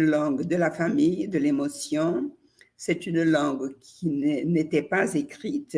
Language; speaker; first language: French; non-native, fluent; Portuguese